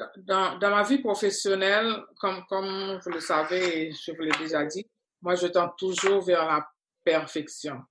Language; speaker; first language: French; non-native, local second language; Haitian Creole